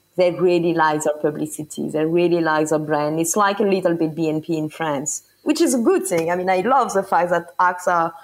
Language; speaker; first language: English; non-native, fluent; French